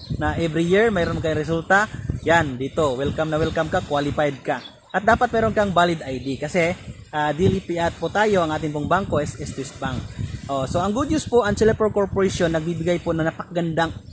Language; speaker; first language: Filipino; non-native, local second language; Cebuano